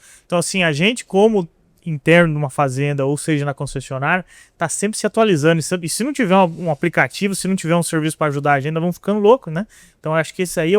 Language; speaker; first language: Portuguese; native; Portuguese